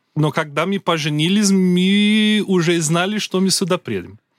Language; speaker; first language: Russian; non-native, learner; Portuguese